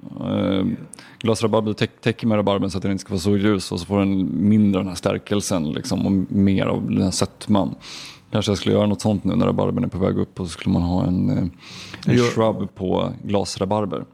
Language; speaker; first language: Swedish; native; Swedish